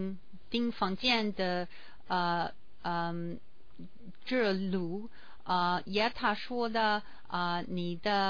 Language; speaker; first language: Chinese; non-native, learner; English